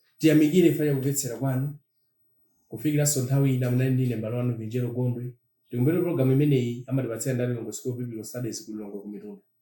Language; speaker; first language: Nyanja; non-native, local second language; Tumbuka